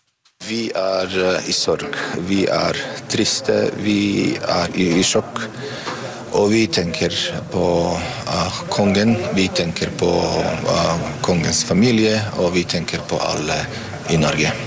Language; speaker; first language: Norwegian; non-native, fluent; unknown